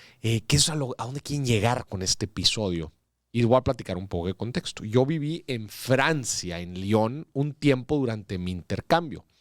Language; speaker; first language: Spanish; native; Spanish